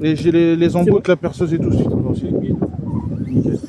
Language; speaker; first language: French; native; French